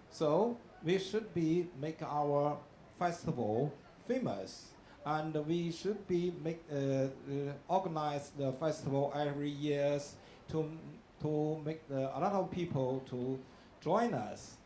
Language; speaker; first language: English; non-native, learner; Chinese